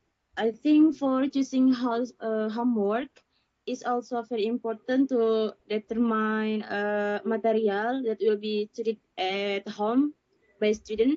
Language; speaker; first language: English; non-native, learner; Indonesian